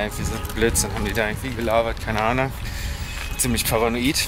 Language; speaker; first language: German; native; German